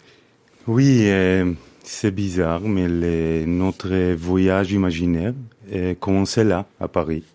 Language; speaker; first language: French; non-native, fluent; Hebrew